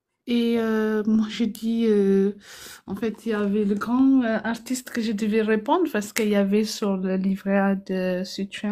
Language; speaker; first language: French; non-native, fluent; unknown